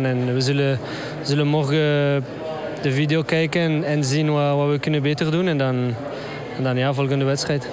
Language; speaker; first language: Dutch; non-native, local second language; French